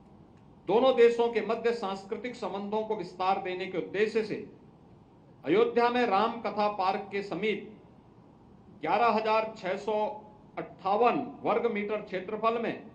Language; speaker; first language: Hindi; native; Hindi